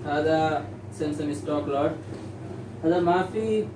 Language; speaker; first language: Arabic; non-native, learner; Bangla